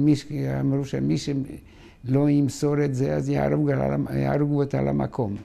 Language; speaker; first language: Hebrew; non-native, fluent; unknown